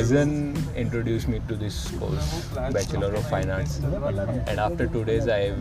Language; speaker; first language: English; non-native, local second language; Hindi